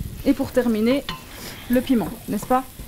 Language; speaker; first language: French; native; French